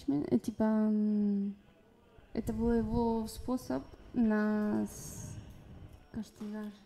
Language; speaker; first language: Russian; early bilingual, heritage; Russian